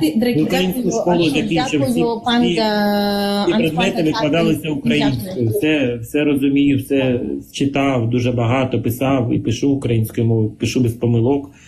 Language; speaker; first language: Ukrainian; non-native, local second language; Russian